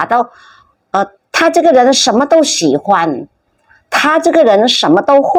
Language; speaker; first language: Chinese; non-native, fluent; Indonesian